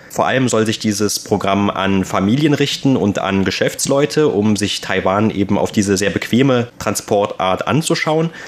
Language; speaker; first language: German; native; German